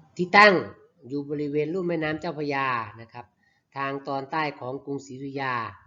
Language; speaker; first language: Thai; native; Thai